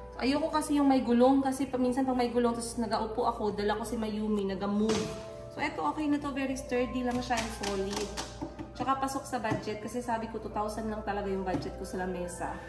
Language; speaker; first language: Filipino; non-native, local second language; Cebuano